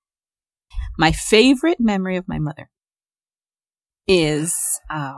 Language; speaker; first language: English; early bilingual, other home language; Spanish